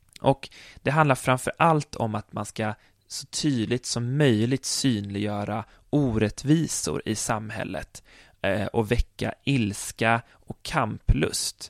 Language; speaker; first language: Swedish; native; Swedish